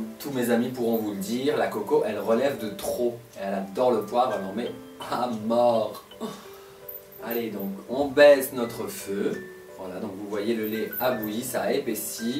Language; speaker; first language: French; native; French